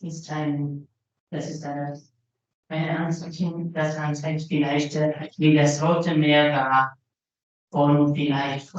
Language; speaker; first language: German; non-native, learner; Italian